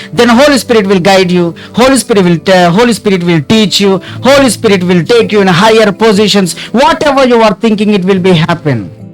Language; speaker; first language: English; non-native, local second language; Telugu